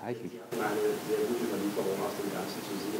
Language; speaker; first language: German; native; German